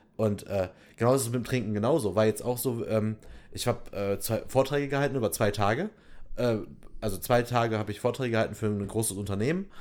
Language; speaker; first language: German; native; German